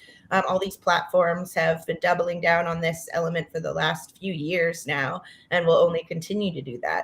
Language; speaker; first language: English; native; English